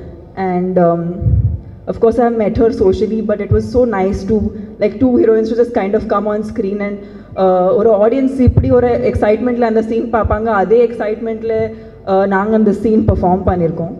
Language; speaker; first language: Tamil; non-native, learner; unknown